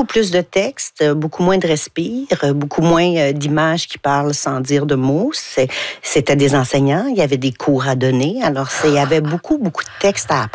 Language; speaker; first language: French; native; French